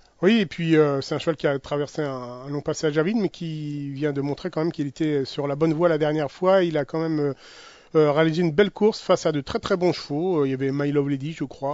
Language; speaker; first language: French; native; French